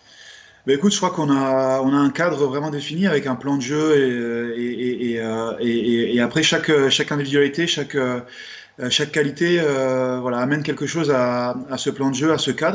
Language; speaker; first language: French; native; French